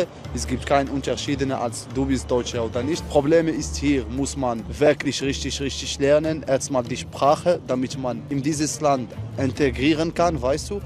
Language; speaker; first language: German; non-native, fluent; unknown